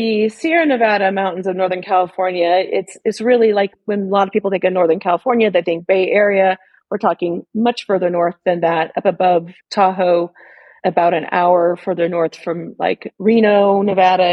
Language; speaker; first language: English; native; English